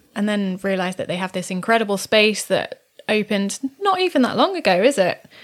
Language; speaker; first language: English; native; English